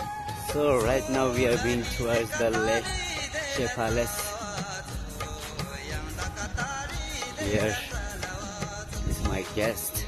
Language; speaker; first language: English; non-native, local second language; Ladakhi